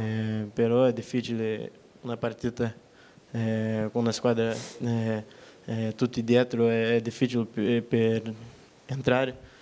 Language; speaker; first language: Italian; non-native, learner; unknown